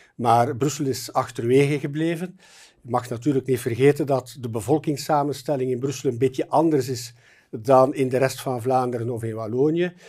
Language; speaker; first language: Dutch; native; Dutch